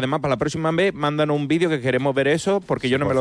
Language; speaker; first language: Spanish; native; Spanish